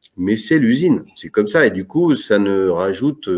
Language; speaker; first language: French; native; French